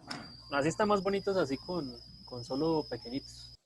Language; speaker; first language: Spanish; native; Spanish